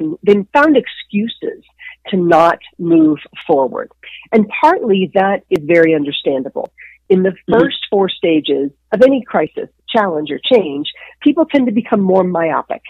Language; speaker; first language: English; native; English